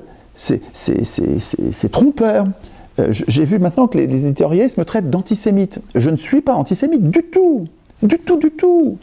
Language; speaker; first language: French; native; French